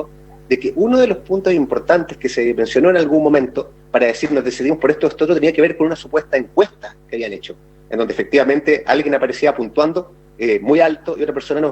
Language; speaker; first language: Spanish; native; Spanish